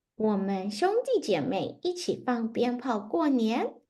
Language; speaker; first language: Chinese; native; Chinese